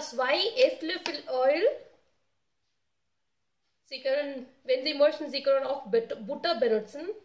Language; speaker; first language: German; non-native, learner; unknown